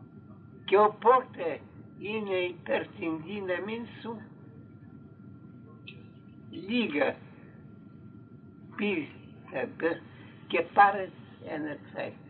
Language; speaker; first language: Greek; non-native, fluent; Russian